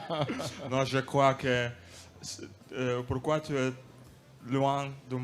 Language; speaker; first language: French; non-native, learner; Russian